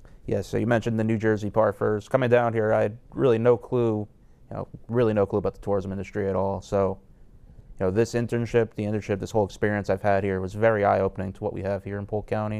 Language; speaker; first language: English; native; English